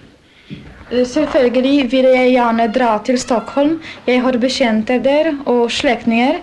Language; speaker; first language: Norwegian; non-native, fluent; Polish